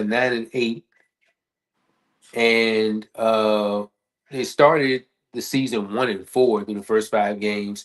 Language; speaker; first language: English; native; English